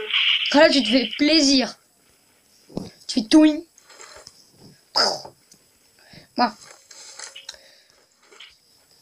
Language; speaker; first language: French; native; French